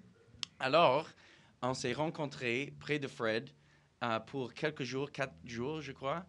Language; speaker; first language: French; non-native, fluent; English